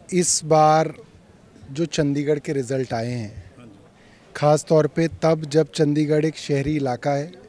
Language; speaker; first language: Hindi; native; Hindi